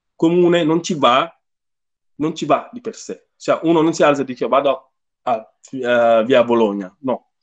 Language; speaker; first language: Italian; non-native, fluent; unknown